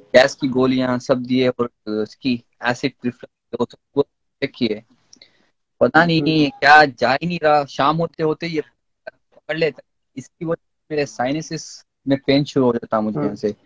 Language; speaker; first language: Hindi; non-native, local second language; Urdu